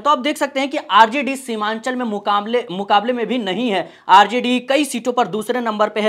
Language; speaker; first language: Hindi; native; Hindi